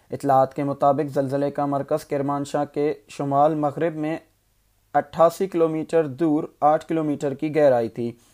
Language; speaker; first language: Urdu; non-native, local second language; Baluchi